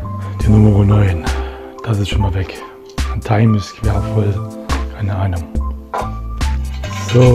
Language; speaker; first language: German; native; German